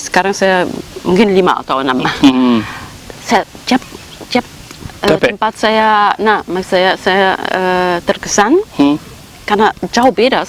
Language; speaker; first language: Indonesian; non-native, fluent; German